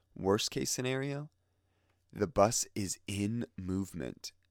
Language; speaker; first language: English; native; English